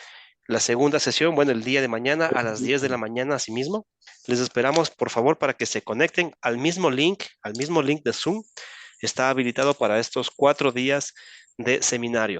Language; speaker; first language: Spanish; native; Spanish